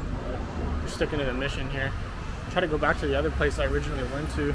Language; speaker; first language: English; native; English